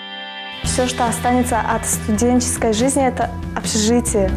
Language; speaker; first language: Russian; non-native, fluent; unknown